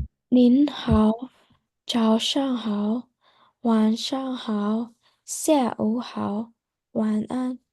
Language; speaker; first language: Chinese; non-native, learner; Khmer